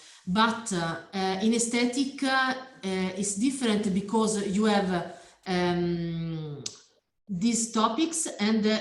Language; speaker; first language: English; non-native, learner; Italian